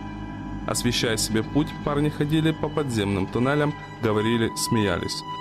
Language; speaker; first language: Russian; native; Russian